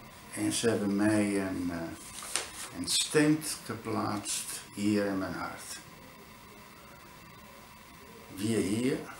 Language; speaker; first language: Dutch; non-native, fluent; Italian